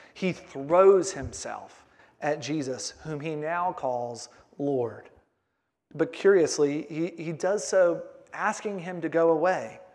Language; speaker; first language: English; native; English